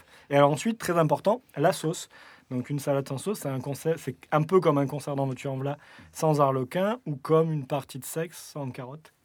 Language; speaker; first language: French; native; French